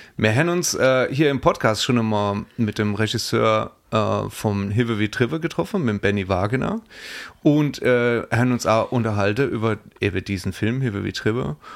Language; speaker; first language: German; native; German